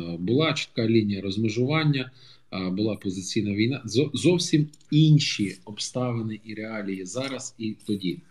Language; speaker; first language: Ukrainian; native; Ukrainian